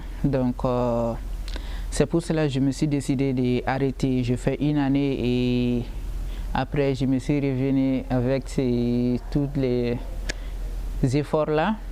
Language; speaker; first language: French; non-native, local second language; Bambara